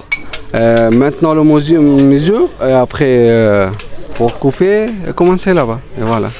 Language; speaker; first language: French; non-native, learner; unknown